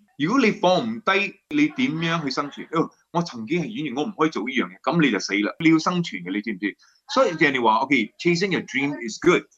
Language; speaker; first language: Cantonese; native; Cantonese